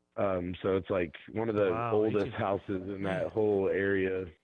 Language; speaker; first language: English; native; English